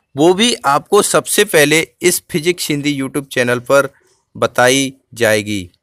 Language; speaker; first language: Hindi; native; Hindi